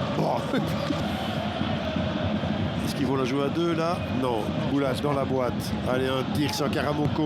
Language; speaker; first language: French; native; French